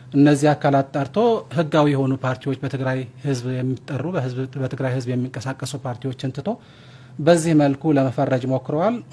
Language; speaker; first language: Amharic; non-native, local second language; Tigrinya